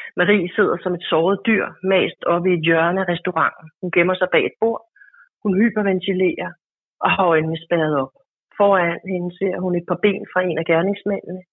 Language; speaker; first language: Danish; native; Danish